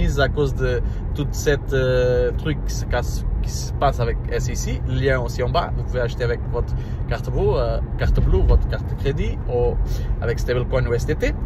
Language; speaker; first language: French; non-native, learner; Portuguese